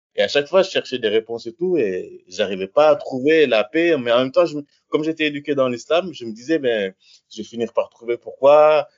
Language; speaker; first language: French; non-native, local second language; Wolof